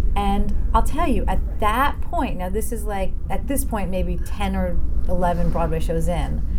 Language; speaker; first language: English; native; English